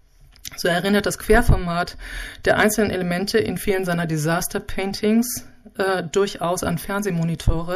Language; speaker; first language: German; native; German